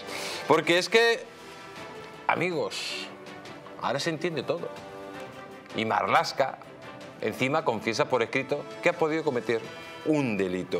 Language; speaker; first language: Spanish; native; Spanish